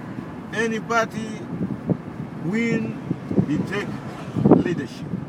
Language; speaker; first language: English; non-native, local second language; Swahili